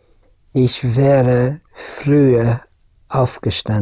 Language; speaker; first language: German; non-native, learner; English